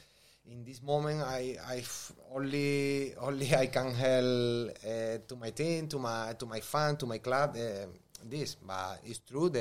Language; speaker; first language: English; non-native, learner; Spanish